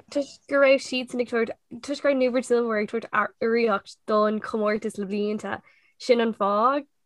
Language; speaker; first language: Irish; non-native, local second language; English